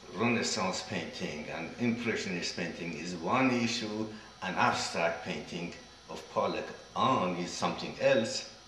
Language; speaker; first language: English; non-native, fluent; Persian